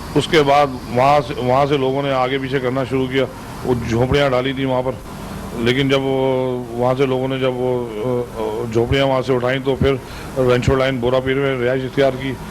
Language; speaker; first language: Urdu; native; Urdu